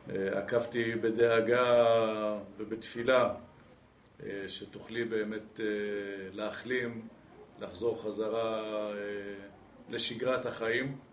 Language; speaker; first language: Hebrew; native; Hebrew